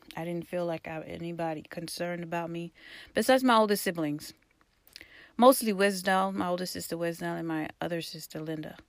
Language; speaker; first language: English; early bilingual, other home language; Haitian Creole